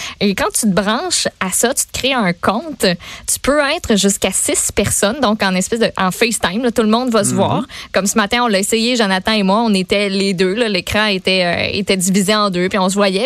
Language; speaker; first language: French; native; French